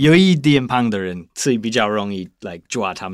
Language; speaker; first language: Chinese; non-native, learner; English